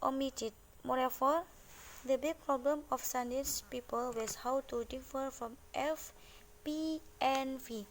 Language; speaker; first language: English; non-native, learner; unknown